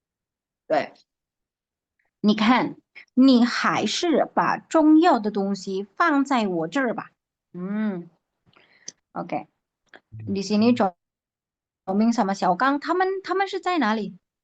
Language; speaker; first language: Chinese; non-native, fluent; Indonesian